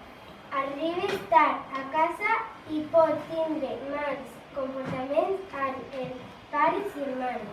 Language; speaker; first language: Catalan; non-native, local second language; Spanish